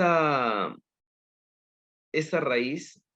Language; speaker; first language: Spanish; native; Spanish